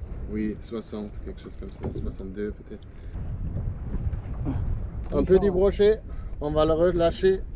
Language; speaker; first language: French; non-native, learner; German